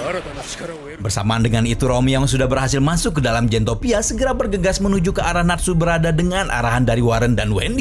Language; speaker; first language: Indonesian; native; Indonesian